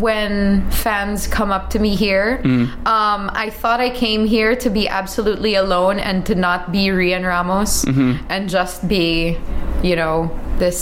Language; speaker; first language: English; native; English